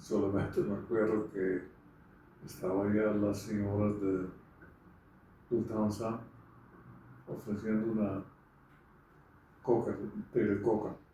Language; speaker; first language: Spanish; non-native, fluent; Dutch